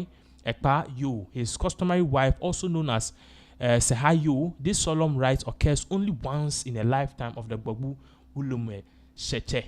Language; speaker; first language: English; non-native, local second language; Akan